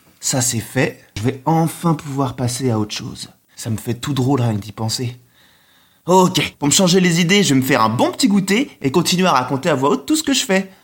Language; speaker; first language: French; native; French